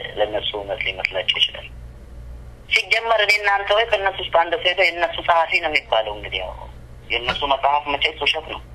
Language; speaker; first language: Amharic; non-native, local second language; Oromo